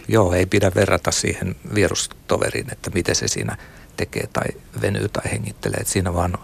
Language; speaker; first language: Finnish; native; Finnish